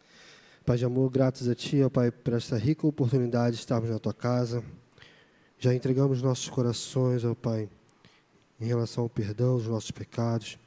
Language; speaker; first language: Portuguese; native; Portuguese